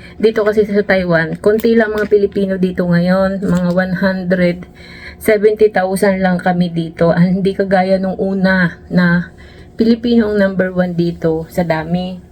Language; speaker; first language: Filipino; native; Filipino